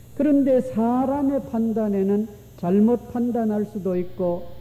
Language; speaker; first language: Korean; native; Korean